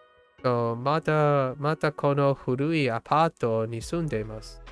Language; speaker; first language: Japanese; non-native, learner; English